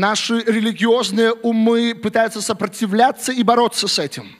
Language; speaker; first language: Russian; native; Russian